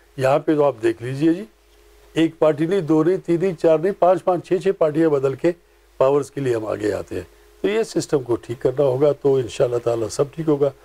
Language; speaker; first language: Urdu; non-native, local second language; Pashto